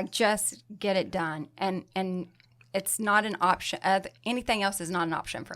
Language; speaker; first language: English; native; English